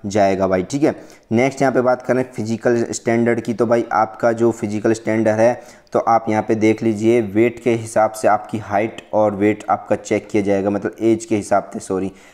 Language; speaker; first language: Hindi; native; Hindi